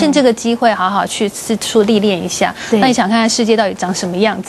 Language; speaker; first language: Chinese; native; Chinese